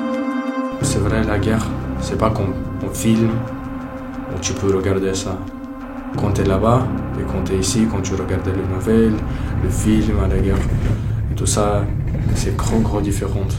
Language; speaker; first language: French; non-native, learner; Ukrainian